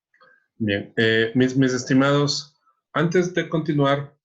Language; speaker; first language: Spanish; native; Spanish